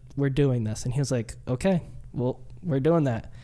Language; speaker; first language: English; native; English